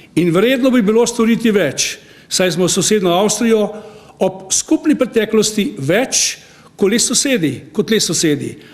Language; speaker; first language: Slovenian; native; Slovenian